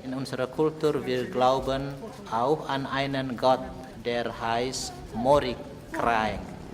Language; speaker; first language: German; non-native, fluent; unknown